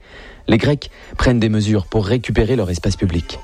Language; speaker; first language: French; native; French